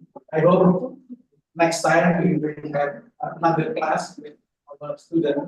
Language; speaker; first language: English; non-native, fluent; Indonesian